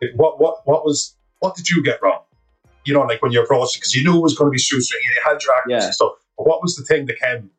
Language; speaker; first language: English; native; English